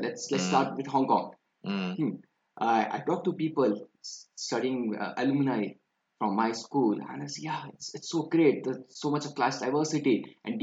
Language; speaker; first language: English; non-native, local second language; Hindi